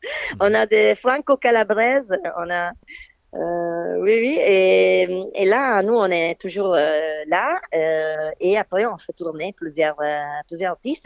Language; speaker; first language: French; non-native, fluent; Italian